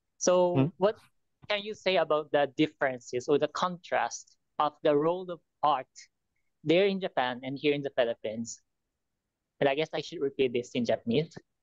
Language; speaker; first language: English; non-native, fluent; Japanese